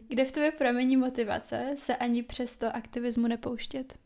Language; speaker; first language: Czech; native; Czech